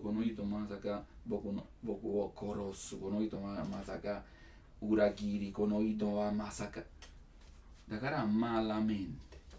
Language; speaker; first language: Japanese; non-native, learner; Italian